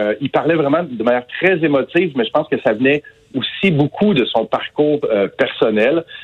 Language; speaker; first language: French; native; French